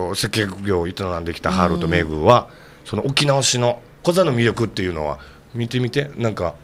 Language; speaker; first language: Japanese; native; Japanese